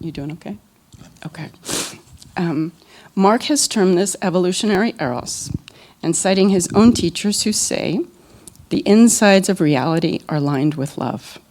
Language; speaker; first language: English; native; English